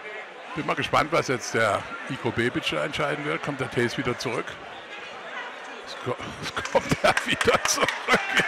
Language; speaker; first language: German; native; German